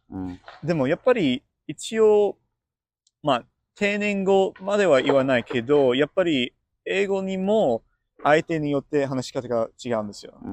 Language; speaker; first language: Japanese; non-native, fluent; English